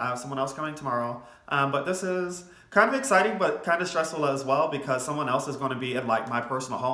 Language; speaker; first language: English; native; English